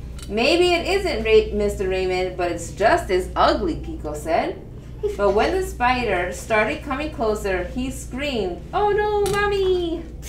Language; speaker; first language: English; early bilingual, other home language; Spanish